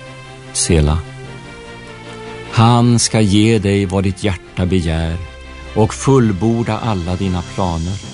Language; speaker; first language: Swedish; native; Swedish